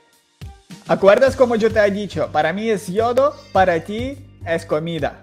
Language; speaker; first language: Spanish; non-native, learner; Ukrainian